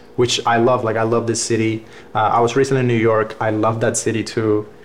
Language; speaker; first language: English; non-native, fluent; Spanish